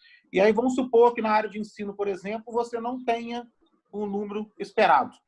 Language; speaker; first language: Portuguese; native; Portuguese